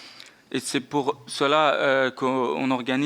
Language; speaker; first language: French; non-native, fluent; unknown